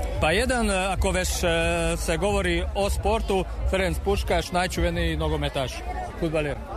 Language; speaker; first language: Serbian; non-native, fluent; Hungarian